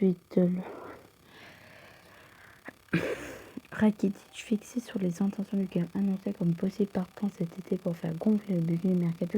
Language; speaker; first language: French; native; French